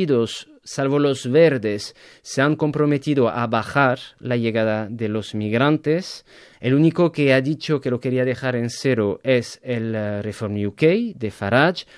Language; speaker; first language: Spanish; native; Spanish